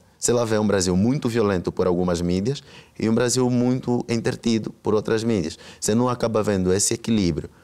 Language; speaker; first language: Portuguese; native; Portuguese